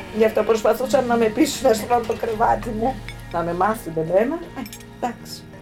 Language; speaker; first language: Greek; early bilingual, heritage; Greek